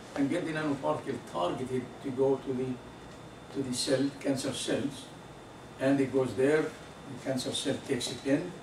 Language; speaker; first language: English; non-native, fluent; Arabic